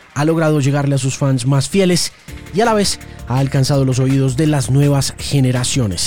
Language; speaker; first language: Spanish; native; Spanish